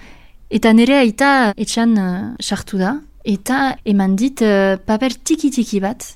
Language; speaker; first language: Basque; non-native, local second language; French